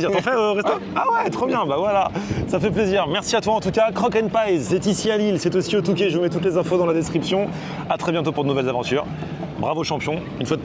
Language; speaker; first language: French; native; French